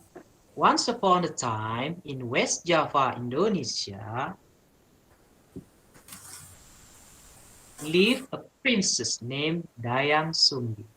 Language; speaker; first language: English; non-native, learner; Indonesian